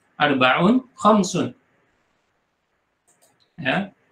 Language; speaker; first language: Arabic; non-native, fluent; Indonesian